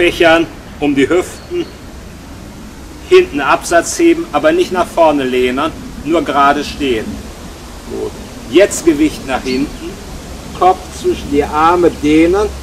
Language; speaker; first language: German; native; German